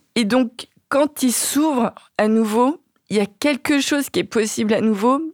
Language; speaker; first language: French; early bilingual, other home language; Vietnamese